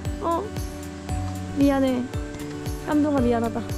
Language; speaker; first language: Korean; native; Korean